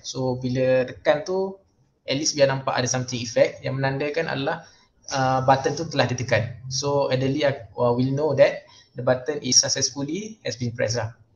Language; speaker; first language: English; non-native, local second language; Malay